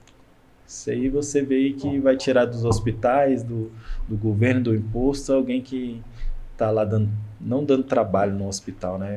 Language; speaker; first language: Portuguese; native; Portuguese